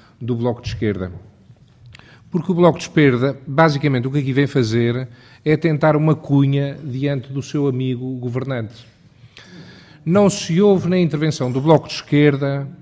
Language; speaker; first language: Portuguese; native; Portuguese